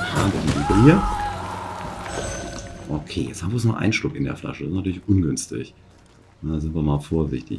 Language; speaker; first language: German; native; German